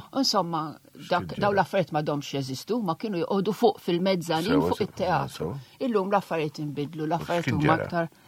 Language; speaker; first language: Maltese; non-native, local second language; Italian